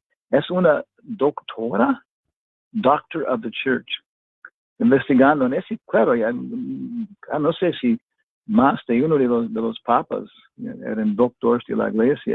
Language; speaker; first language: Spanish; non-native, fluent; English